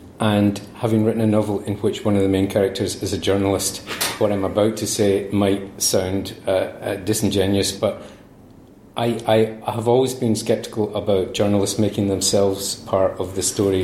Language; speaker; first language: English; native; English